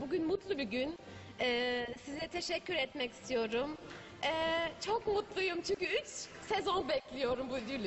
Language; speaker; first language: Turkish; non-native, learner; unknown